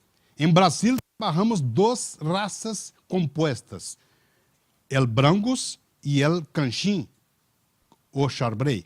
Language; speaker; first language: Spanish; non-native, learner; Portuguese